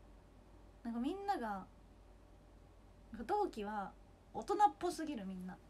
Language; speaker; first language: Japanese; native; Japanese